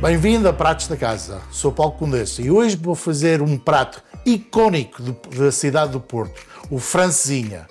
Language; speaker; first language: Portuguese; early bilingual, heritage; Portuguese